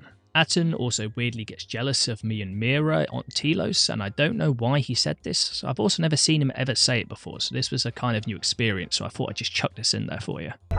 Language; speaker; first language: English; native; English